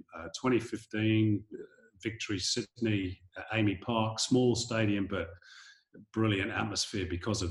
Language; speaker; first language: English; native; English